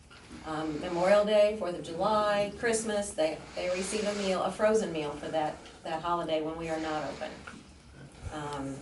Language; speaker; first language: English; native; English